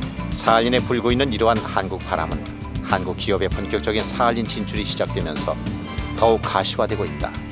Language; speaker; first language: Korean; native; Korean